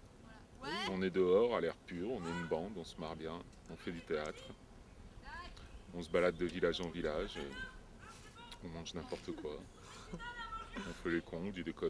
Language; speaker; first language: French; native; French